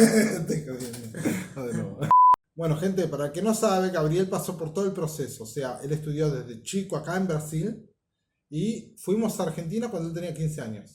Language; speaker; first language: Spanish; native; Spanish